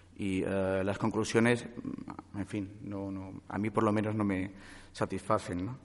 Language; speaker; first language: Spanish; native; Spanish